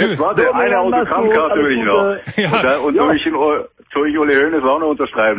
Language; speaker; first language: German; native; German